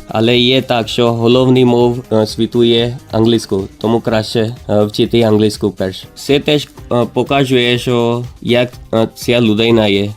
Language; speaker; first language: Ukrainian; non-native, learner; Gujarati